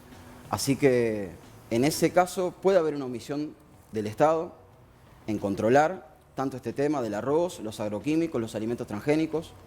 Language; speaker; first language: Spanish; native; Spanish